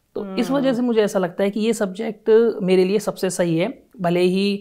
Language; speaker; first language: Hindi; native; Hindi